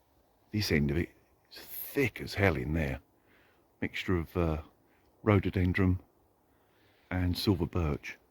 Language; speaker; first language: English; native; English